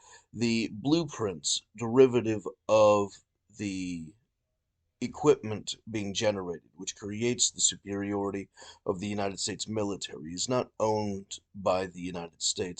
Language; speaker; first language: English; native; English